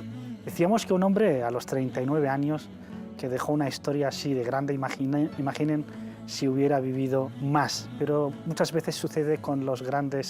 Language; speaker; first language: Spanish; native; Spanish